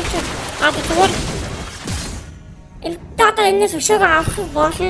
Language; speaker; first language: Mongolian; native; Mongolian